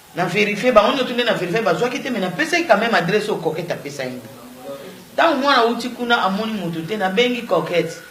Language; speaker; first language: Lingala; non-native, local second language; Kongo